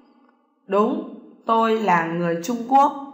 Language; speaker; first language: Vietnamese; non-native, learner; Chinese